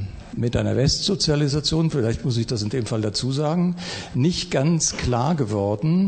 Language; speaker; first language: German; native; German